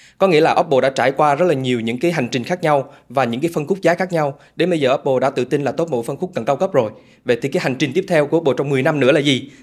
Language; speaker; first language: Vietnamese; native; Vietnamese